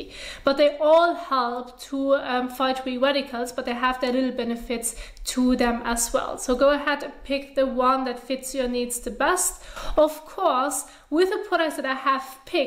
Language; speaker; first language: English; non-native, fluent; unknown